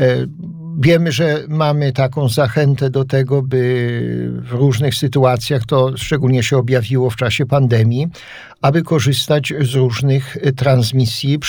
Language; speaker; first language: Polish; native; Polish